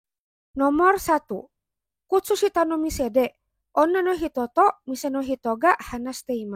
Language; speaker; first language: Japanese; non-native, fluent; Indonesian